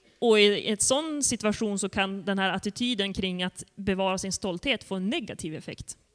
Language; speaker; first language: Swedish; native; Swedish